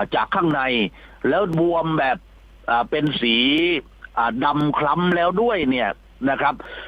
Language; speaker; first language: Thai; native; Thai